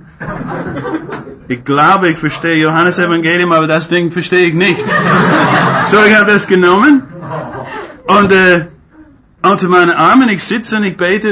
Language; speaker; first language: German; non-native, fluent; English